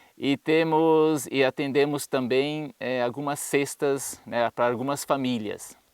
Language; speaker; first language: Portuguese; native; Portuguese